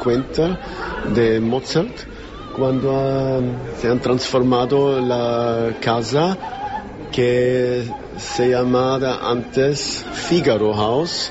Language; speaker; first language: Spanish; non-native, learner; German